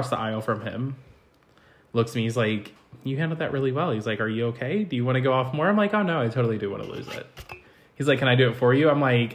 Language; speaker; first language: English; native; English